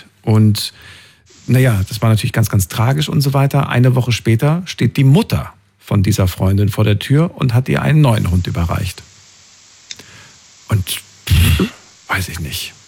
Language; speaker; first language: German; native; German